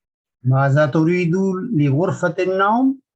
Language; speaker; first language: Arabic; non-native, fluent; Urdu